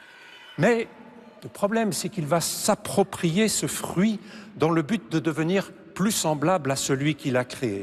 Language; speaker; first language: French; native; French